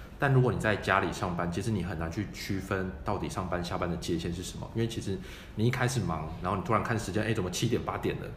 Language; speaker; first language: Chinese; native; Chinese